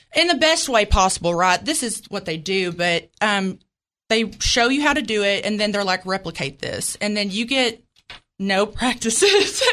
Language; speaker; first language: English; native; English